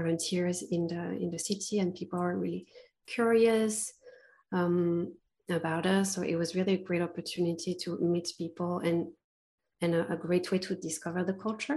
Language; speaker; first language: English; non-native, fluent; French